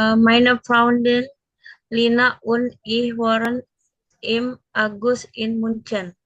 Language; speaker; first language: German; non-native, learner; Indonesian